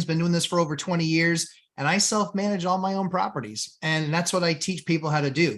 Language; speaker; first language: English; native; English